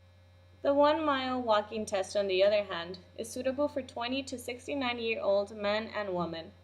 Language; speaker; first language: English; native; English